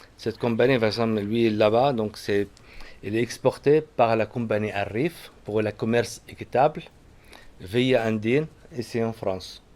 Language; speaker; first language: French; non-native, fluent; Arabic